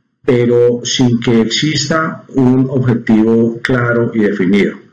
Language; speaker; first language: Spanish; native; Spanish